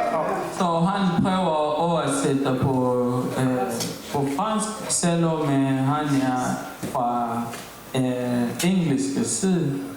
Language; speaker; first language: Danish; non-native, learner; French